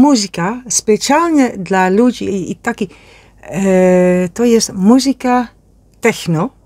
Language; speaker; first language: Polish; non-native, learner; Dutch